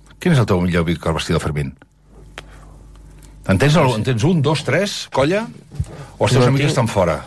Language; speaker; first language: Catalan; native; Catalan